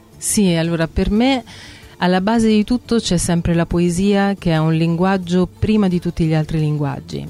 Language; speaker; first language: Italian; native; Italian